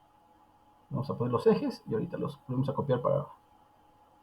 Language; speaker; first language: Spanish; native; Spanish